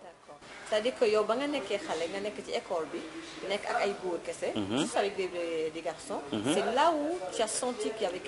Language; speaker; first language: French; non-native, local second language; Wolof